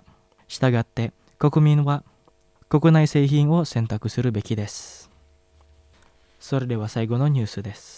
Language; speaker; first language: Japanese; non-native, fluent; Indonesian